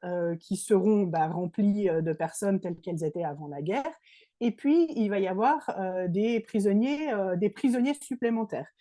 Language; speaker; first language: French; native; French